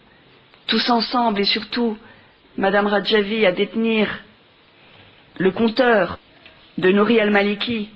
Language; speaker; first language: French; non-native, fluent; Spanish